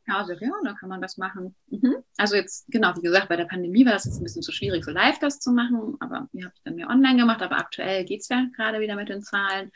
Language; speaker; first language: German; native; German